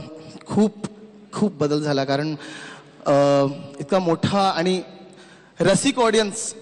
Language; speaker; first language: Marathi; non-native, local second language; Hindi